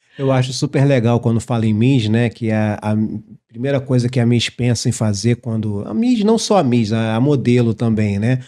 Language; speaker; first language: Portuguese; native; Portuguese